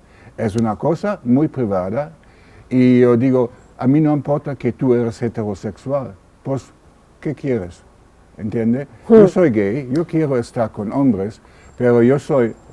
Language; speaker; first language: Spanish; non-native, learner; German